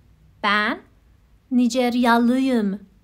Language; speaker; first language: Turkish; non-native, fluent; Persian